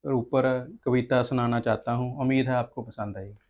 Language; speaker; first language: Hindi; non-native, local second language; Punjabi